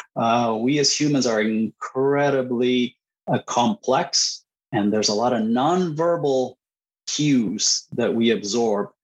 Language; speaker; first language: English; non-native, fluent; Spanish